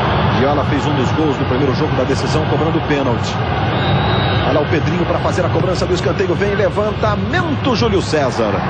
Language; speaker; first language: Portuguese; native; Portuguese